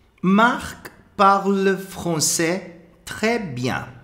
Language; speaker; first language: French; non-native, fluent; Portuguese